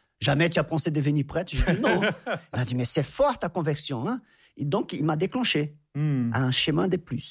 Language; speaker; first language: French; non-native, fluent; Portuguese